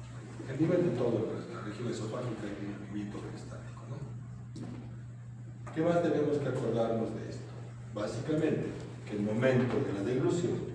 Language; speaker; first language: Spanish; native; Spanish